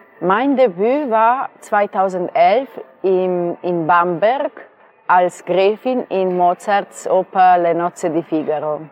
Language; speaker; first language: German; non-native, fluent; Serbian